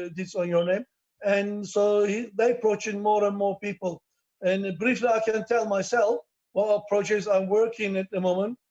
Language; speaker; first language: English; non-native, learner; Turkish